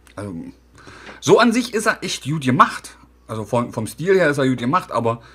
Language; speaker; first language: German; native; German